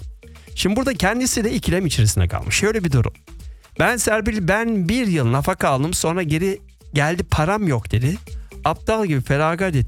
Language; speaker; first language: Turkish; native; Turkish